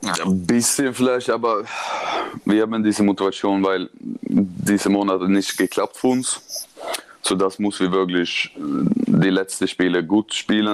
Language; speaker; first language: German; non-native, learner; Swedish